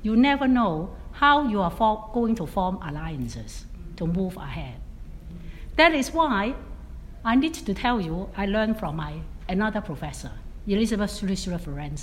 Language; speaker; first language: English; non-native, local second language; Cantonese